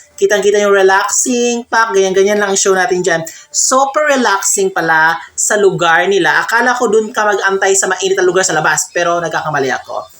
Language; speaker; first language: Filipino; non-native, local second language; Cebuano